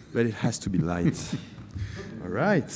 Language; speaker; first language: English; non-native, fluent; French